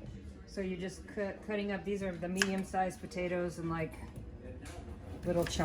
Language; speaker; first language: English; native; English